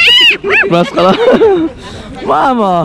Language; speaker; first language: Russian; non-native, learner; Arabic